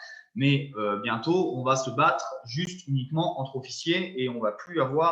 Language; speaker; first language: French; native; French